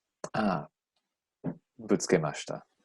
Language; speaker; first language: Japanese; non-native, learner; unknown